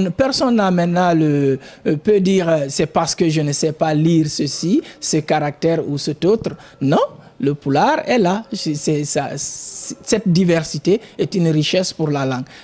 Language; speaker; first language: French; non-native, local second language; Fula